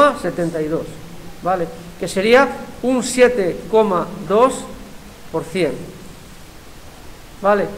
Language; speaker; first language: Spanish; native; Spanish